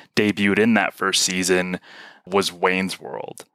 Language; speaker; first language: English; native; English